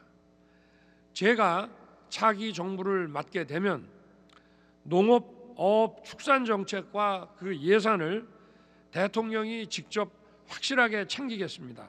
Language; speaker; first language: Korean; native; Korean